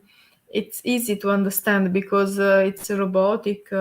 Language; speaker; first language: English; non-native, learner; Italian